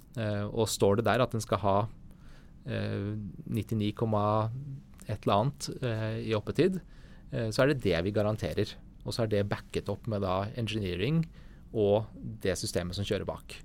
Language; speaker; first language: Norwegian; native; Norwegian